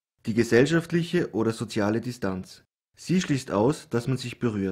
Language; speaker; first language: German; native; German